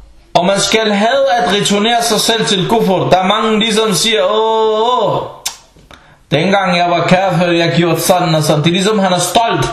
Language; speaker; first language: Danish; early bilingual, other home language; Arabic